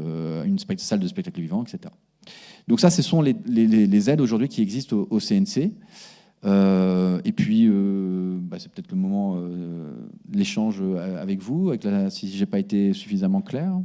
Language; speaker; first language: French; native; French